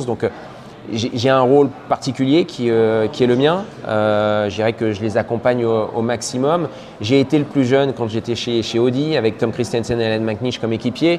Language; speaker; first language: French; native; French